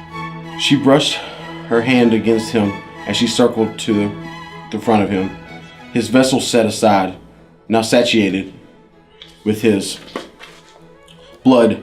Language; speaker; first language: English; native; English